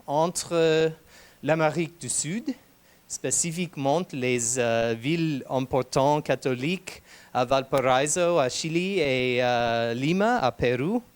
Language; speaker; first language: French; non-native, fluent; English